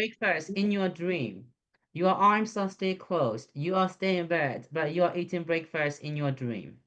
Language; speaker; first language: English; non-native, fluent; Indonesian